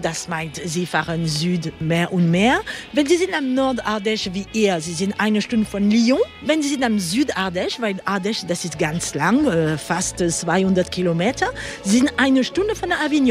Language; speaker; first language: German; non-native, learner; French